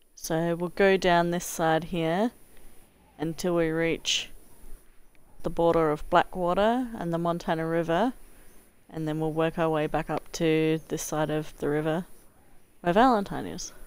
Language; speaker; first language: English; native; English